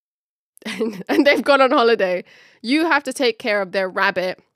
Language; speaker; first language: English; early bilingual, other home language; Filipino